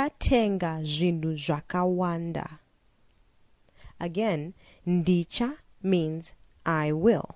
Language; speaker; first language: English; non-native, local second language; Shona